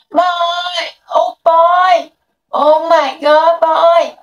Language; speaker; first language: English; non-native, learner; Vietnamese